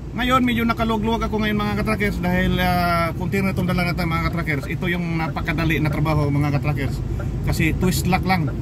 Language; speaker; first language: Filipino; non-native, local second language; Cebuano